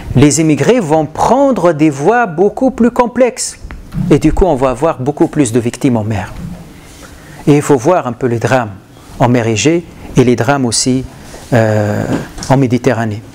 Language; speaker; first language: French; non-native, local second language; Arabic